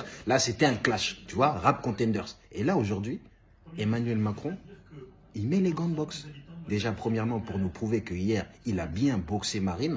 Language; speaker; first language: French; native; French